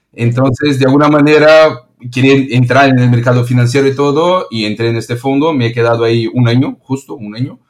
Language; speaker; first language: Spanish; non-native, fluent; Portuguese